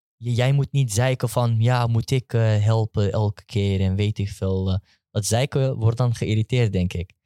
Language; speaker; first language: Dutch; native; Dutch